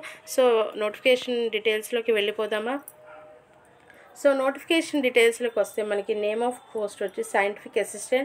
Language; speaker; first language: Telugu; native; Telugu